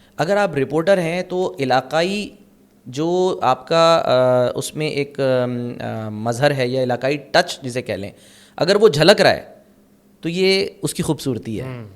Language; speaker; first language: Urdu; native; Urdu